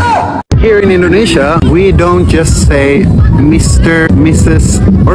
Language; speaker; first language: English; non-native, fluent; Indonesian